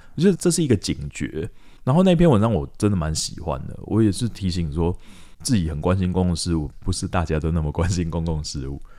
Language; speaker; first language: Chinese; native; Chinese